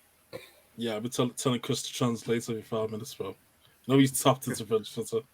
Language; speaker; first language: English; native; English